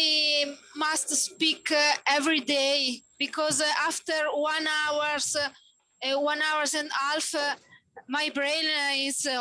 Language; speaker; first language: English; non-native, learner; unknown